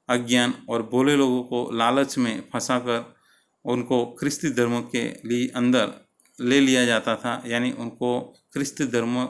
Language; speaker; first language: Hindi; non-native, local second language; Gujarati